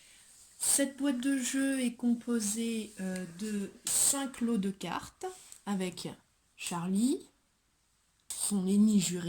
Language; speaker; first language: French; native; French